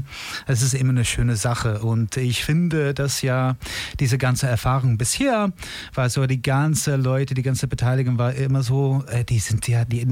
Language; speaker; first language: German; non-native, fluent; English